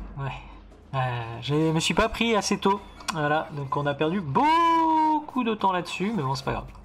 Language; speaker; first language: French; native; French